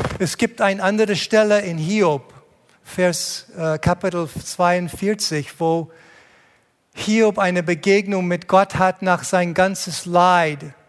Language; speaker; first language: German; non-native, fluent; English